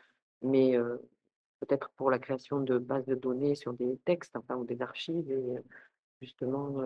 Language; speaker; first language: French; native; French